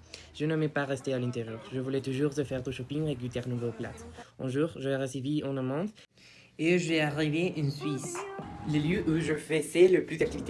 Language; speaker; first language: French; non-native, learner; Spanish